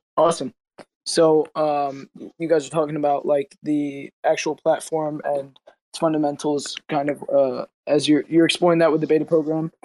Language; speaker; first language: English; native; English